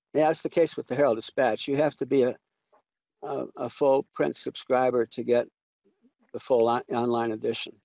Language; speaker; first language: English; native; English